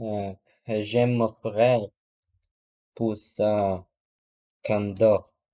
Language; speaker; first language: French; non-native, learner; Russian